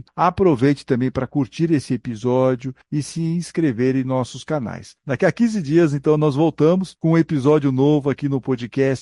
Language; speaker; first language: Portuguese; native; Portuguese